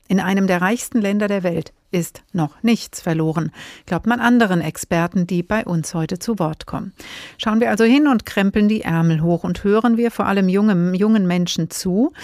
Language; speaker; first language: German; native; German